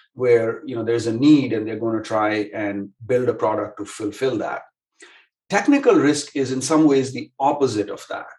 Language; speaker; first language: English; non-native, local second language; Hindi